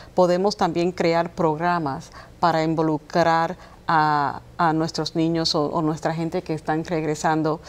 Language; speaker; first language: Spanish; early bilingual, heritage; Spanish